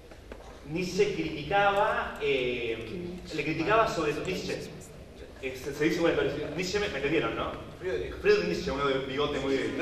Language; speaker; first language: Spanish; native; Spanish